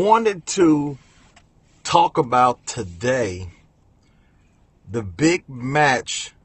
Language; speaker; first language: English; native; English